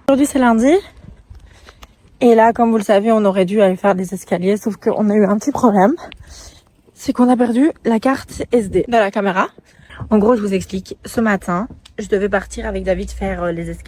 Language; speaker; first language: French; native; French